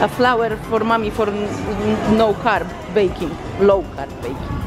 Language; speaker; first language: English; non-native, fluent; Polish